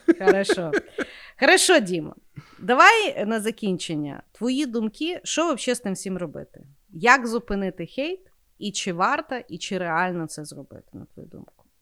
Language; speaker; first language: Ukrainian; native; Ukrainian